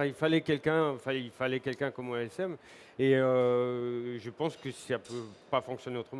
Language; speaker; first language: French; native; French